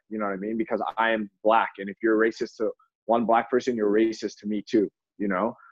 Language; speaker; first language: English; native; English